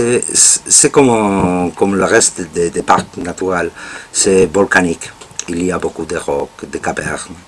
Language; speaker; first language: French; non-native, learner; Spanish